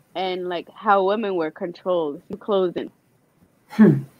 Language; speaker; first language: English; native; English